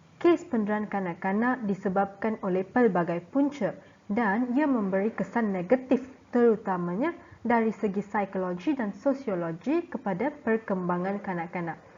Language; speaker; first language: Malay; non-native, local second language; Tamil